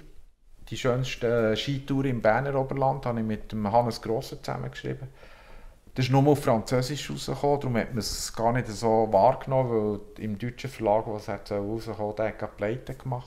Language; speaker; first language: German; native; German